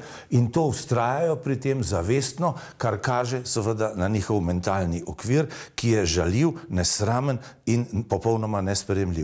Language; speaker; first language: Slovenian; native; Slovenian